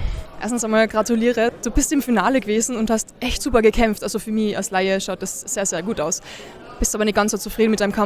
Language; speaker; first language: German; native; German